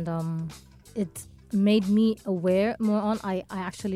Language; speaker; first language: English; non-native, local second language; Cebuano